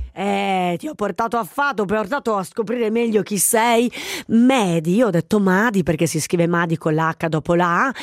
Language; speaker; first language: Italian; native; Italian